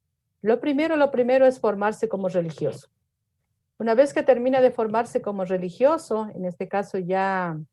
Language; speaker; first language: Spanish; native; Spanish